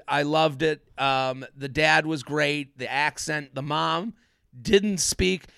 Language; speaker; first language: English; native; English